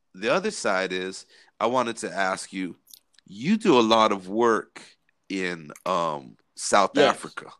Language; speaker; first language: English; native; English